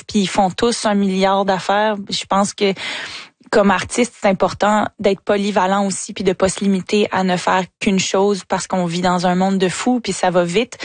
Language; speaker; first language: French; native; French